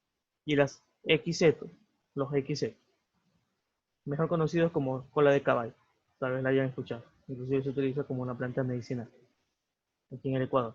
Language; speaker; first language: Spanish; native; Spanish